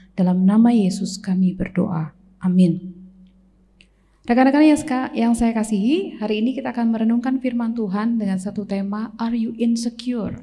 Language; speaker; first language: Indonesian; native; Indonesian